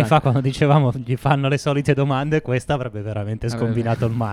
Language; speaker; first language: Italian; native; Italian